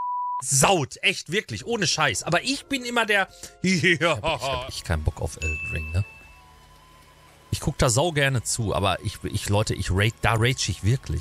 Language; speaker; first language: German; native; German